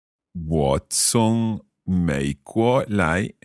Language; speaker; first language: Chinese; non-native, learner; English